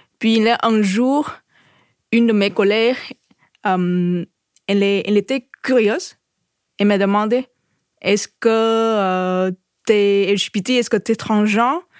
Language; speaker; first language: French; non-native, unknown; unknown